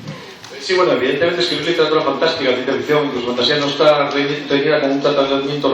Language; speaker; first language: Spanish; native; Spanish